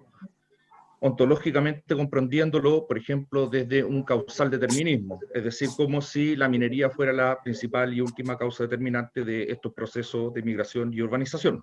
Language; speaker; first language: Spanish; native; Spanish